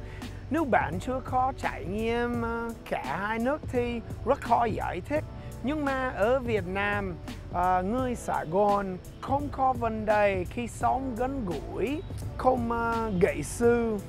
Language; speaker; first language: Vietnamese; early bilingual, heritage; English